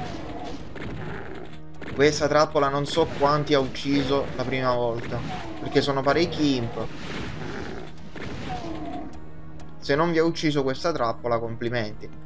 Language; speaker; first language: Italian; native; Italian